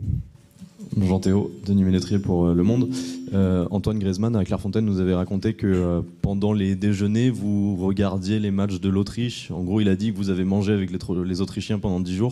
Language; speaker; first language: French; non-native, fluent; Spanish